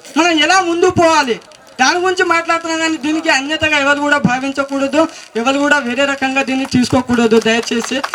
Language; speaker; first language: Telugu; non-native, local second language; Lambadi